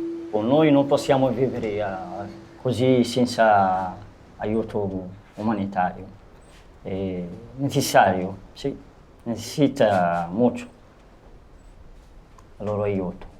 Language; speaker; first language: Italian; non-native, learner; Arabic